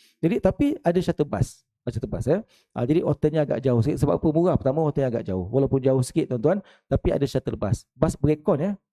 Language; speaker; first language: Malay; native; Malay